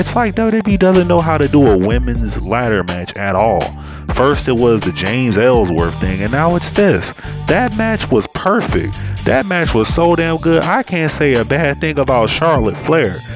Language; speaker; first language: English; native; English